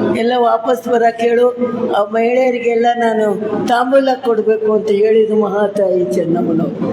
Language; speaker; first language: Kannada; native; Kannada